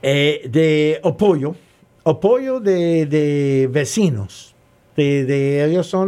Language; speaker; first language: Spanish; non-native, learner; English